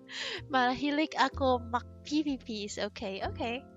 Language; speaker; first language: Filipino; non-native, learner; English